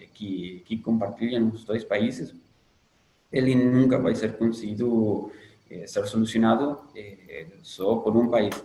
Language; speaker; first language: Portuguese; non-native, fluent; Spanish